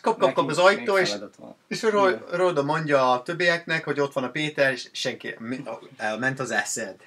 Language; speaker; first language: Hungarian; non-native, learner; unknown